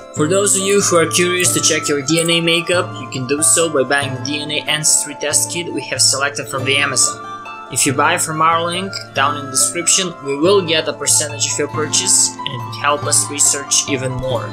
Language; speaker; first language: English; non-native, fluent; Serbian